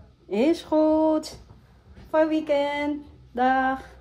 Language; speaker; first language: Dutch; non-native, learner; Waray